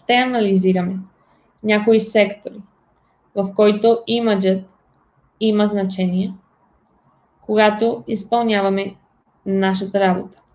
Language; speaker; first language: Bulgarian; non-native, fluent; Spanish